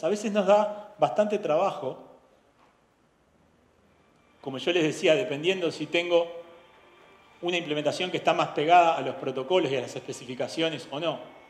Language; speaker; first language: Spanish; native; Spanish